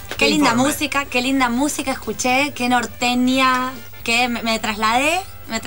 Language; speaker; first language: Spanish; native; Spanish